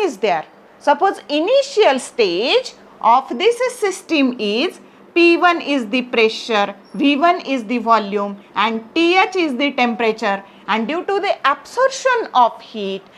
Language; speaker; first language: English; non-native, local second language; Marathi